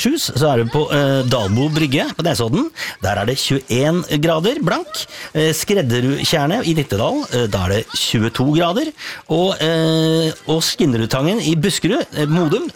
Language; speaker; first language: Norwegian; native; Norwegian